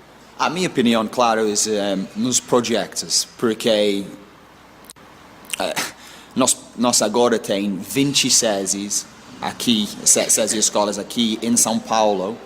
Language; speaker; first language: Portuguese; non-native, learner; English